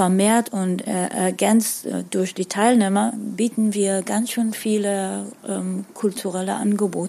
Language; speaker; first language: German; non-native, fluent; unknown